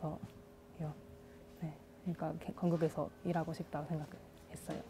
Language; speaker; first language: Korean; early bilingual, heritage; Japanese